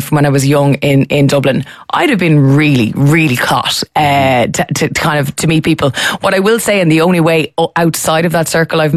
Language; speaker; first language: English; native; English